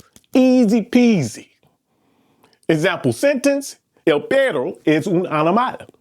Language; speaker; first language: Spanish; non-native, learner; English